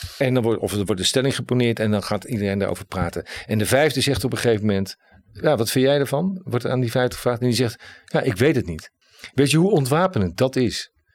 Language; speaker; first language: Dutch; native; Dutch